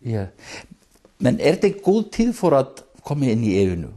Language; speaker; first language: Danish; non-native, fluent; Icelandic